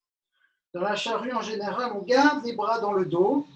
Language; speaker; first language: French; native; French